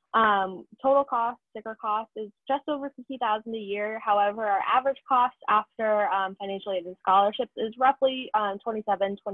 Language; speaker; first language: English; native; English